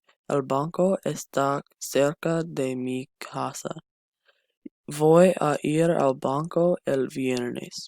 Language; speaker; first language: Spanish; non-native, learner; English